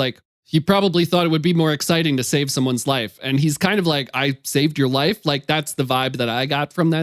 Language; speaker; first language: English; native; English